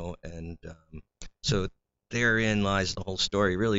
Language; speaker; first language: English; native; English